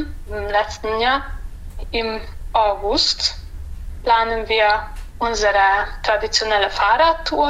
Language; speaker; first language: German; non-native, local second language; Hungarian